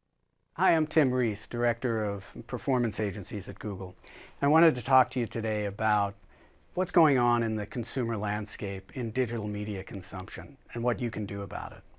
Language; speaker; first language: English; native; English